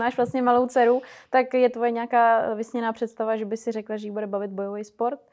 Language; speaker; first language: Czech; native; Czech